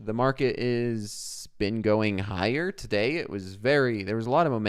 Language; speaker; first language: English; native; English